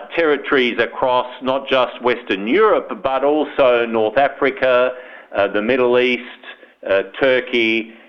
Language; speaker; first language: English; native; English